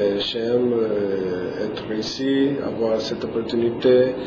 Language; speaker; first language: French; non-native, learner; Spanish